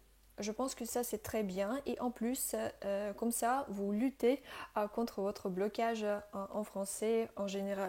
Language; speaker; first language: French; non-native, fluent; Russian